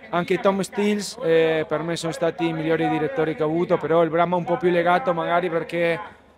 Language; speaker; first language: Italian; non-native, fluent; Spanish